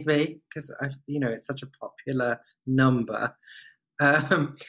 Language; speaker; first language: English; native; English